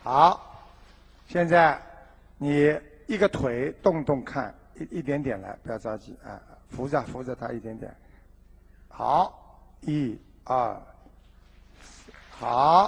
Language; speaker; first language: Chinese; native; Chinese